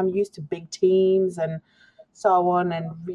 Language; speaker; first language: English; native; English